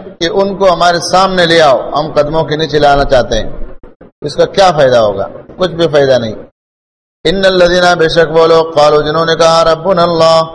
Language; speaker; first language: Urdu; non-native, local second language; Pashto